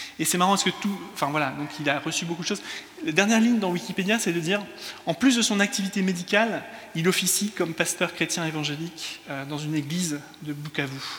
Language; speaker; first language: French; early bilingual, other home language; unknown